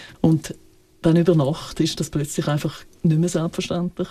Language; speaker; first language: German; native; German